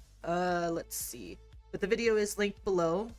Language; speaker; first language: English; native; English